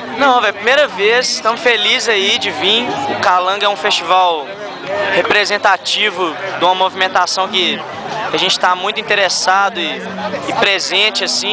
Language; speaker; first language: Portuguese; native; Portuguese